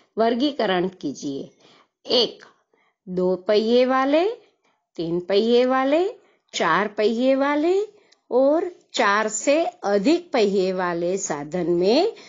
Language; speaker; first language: Hindi; non-native, local second language; Gujarati